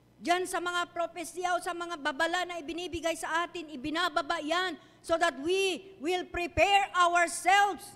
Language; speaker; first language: Filipino; non-native, local second language; Chavacano